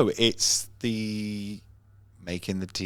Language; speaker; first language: English; native; English